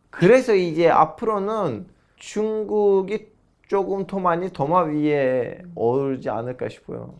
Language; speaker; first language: Korean; non-native, fluent; Turkish